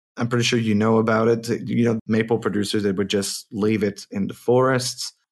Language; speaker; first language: English; non-native, fluent; French